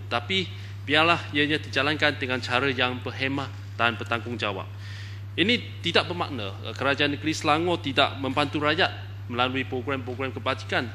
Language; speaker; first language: Malay; non-native, local second language; Chinese